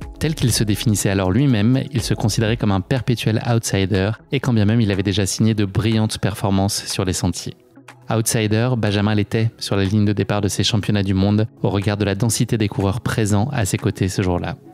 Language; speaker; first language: French; native; French